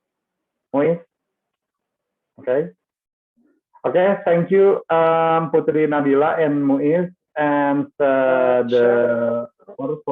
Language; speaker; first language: English; non-native, fluent; Indonesian